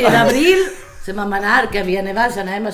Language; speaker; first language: Catalan; native; Catalan